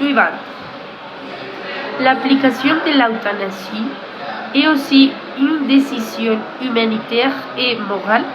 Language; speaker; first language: French; non-native, learner; Spanish